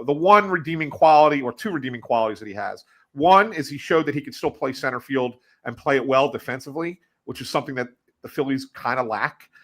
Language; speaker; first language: English; native; English